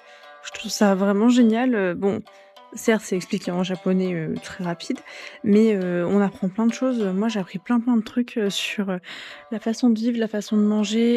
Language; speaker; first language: French; native; French